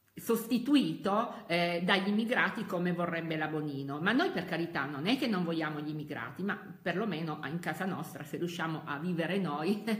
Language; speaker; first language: Italian; native; Italian